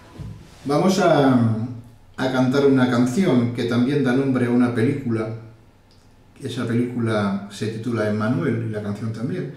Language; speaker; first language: Spanish; native; Spanish